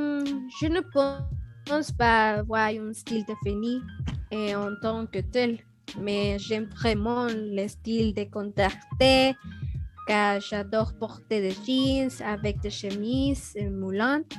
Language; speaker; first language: French; non-native, learner; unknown